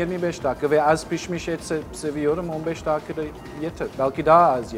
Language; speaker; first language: Turkish; non-native, learner; English